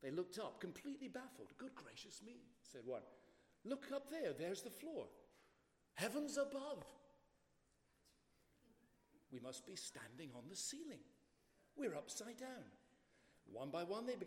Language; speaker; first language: English; native; English